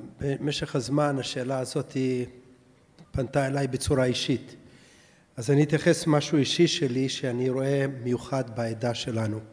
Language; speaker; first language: Hebrew; early bilingual, other home language; Persian